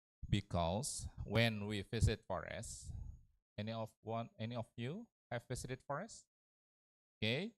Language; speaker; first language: English; non-native, learner; Indonesian